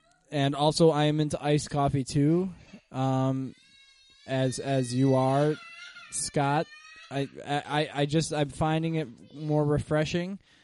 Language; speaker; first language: English; native; English